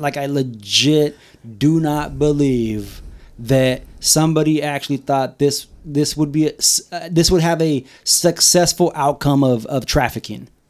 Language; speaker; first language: English; early bilingual, other home language; Spanish